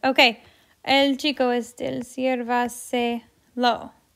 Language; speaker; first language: Spanish; non-native, fluent; English